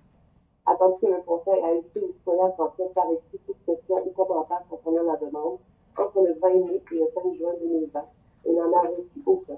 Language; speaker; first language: French; native; French